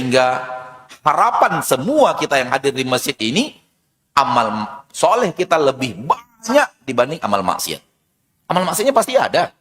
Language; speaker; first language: Indonesian; native; Indonesian